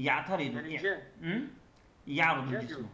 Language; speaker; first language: Arabic; non-native, fluent; Turkish